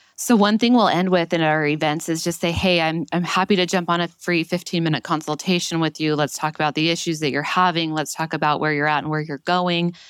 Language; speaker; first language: English; native; English